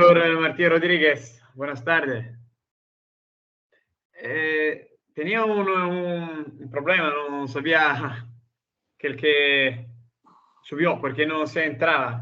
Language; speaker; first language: Spanish; non-native, learner; Italian